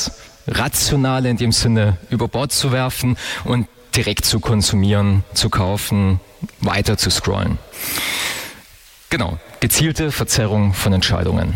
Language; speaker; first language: German; native; German